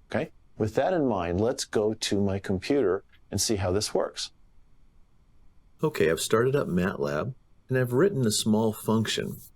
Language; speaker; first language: English; native; English